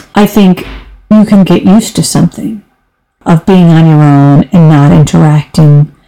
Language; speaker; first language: English; native; English